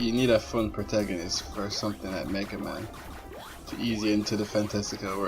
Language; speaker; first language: English; native; English